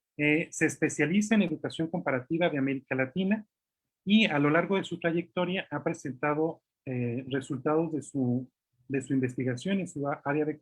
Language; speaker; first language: Spanish; native; Spanish